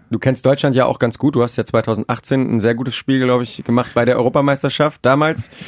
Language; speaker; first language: German; native; German